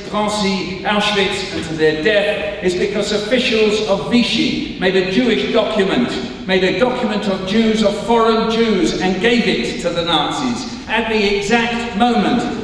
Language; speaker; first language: English; native; English